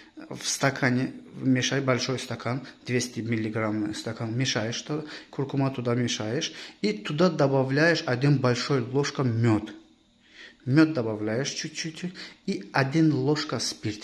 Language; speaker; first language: Russian; non-native, fluent; Azerbaijani